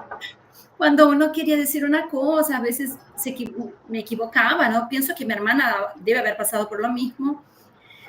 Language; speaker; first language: Spanish; early bilingual, heritage; Spanish